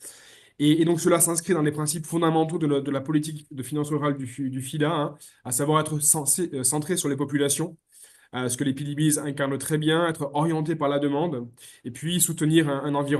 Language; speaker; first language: French; native; French